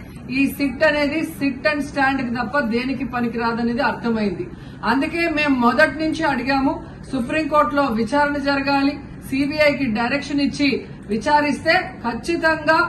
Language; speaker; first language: Telugu; native; Telugu